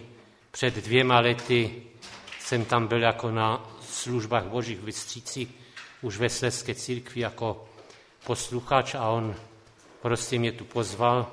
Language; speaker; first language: Czech; non-native, local second language; Polish